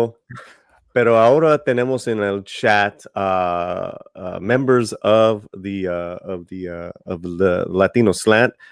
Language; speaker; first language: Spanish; early bilingual, heritage; English